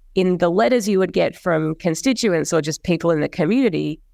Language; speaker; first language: English; native; English